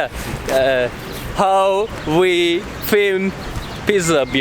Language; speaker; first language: English; non-native, learner; Turkish